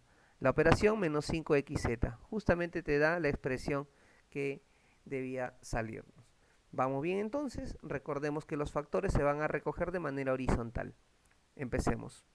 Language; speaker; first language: Spanish; native; Spanish